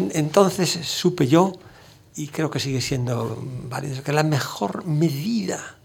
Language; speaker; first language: Spanish; native; Spanish